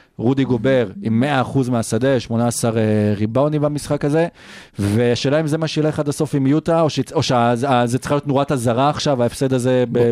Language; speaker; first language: Hebrew; native; Hebrew